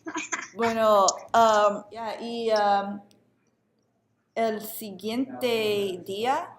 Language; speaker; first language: Spanish; non-native, learner; English